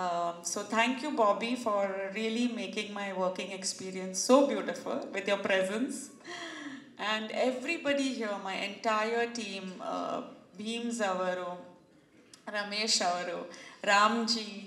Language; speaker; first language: Tamil; non-native, fluent; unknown